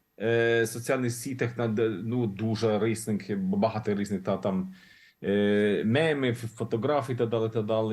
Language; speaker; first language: Ukrainian; non-native, learner; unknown